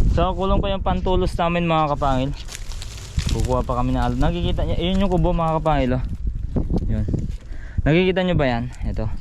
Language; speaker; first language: Filipino; native; Filipino